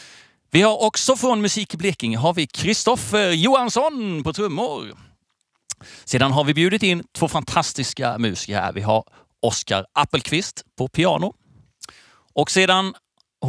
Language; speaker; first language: Swedish; native; Swedish